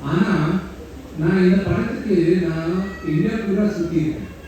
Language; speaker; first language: Tamil; non-native, local second language; Telugu